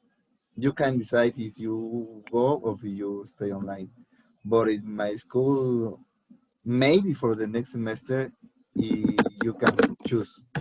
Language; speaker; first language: English; non-native, learner; Spanish